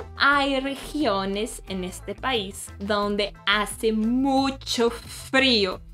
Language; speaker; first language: Spanish; non-native, fluent; Portuguese